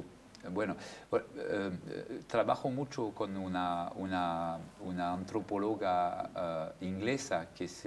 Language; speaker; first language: Spanish; non-native, fluent; French